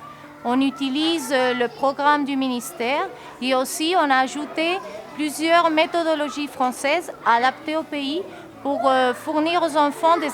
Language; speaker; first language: French; non-native, local second language; Spanish